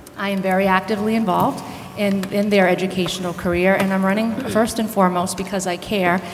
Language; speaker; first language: English; native; English